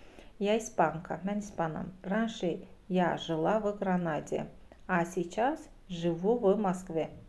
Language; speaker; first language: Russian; non-native, fluent; Azerbaijani